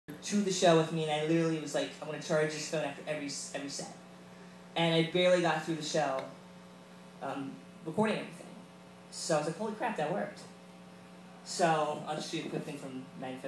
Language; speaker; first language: English; native; English